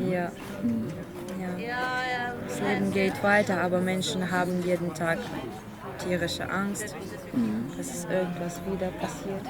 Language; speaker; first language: German; non-native, learner; Ukrainian